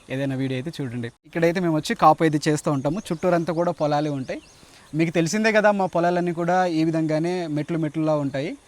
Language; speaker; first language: Telugu; non-native, local second language; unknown